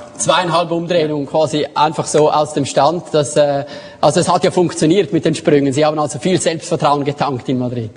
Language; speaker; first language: German; native; German